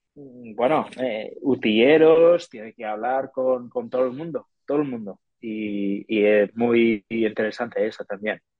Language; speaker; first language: Spanish; non-native, fluent; English